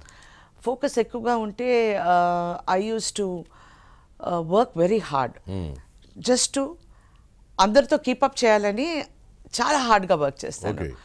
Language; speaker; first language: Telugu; non-native, local second language; Tamil